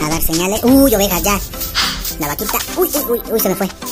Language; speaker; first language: Spanish; native; Spanish